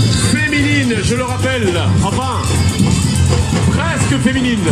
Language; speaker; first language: French; native; French